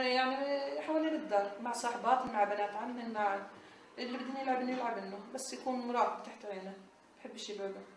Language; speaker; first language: Arabic; native; Arabic